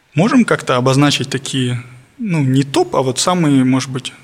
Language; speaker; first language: Russian; non-native, local second language; Kazakh